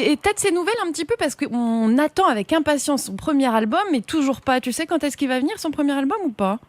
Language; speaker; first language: French; native; French